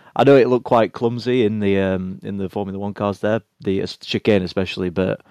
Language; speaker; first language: English; native; English